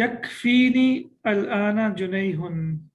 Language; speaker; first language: Arabic; non-native, fluent; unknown